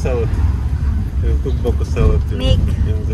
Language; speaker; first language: English; non-native, learner; Russian